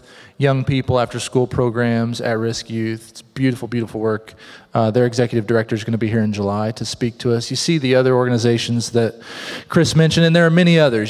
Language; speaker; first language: English; native; English